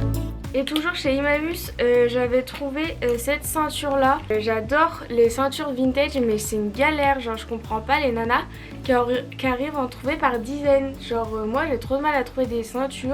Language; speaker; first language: French; native; French